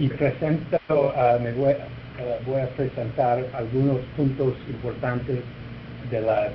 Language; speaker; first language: Spanish; non-native, learner; English